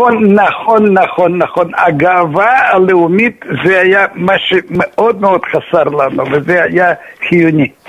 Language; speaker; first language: Hebrew; non-native, fluent; Russian